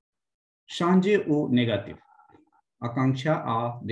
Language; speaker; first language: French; non-native, fluent; Hindi